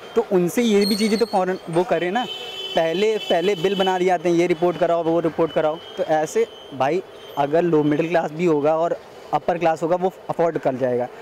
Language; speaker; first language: Hindi; native; Hindi